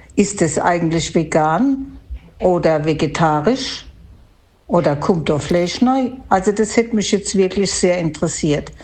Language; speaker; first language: German; native; German